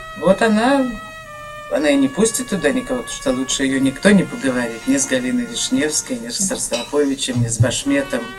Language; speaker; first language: Russian; native; Russian